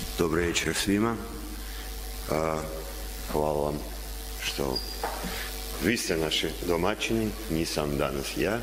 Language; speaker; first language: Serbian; non-native, learner; Russian